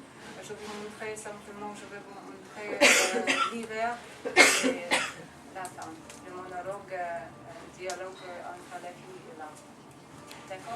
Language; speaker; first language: French; non-native, fluent; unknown